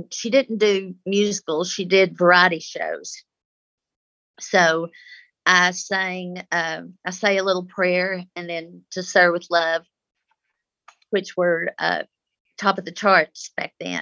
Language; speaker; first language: English; early bilingual, other home language; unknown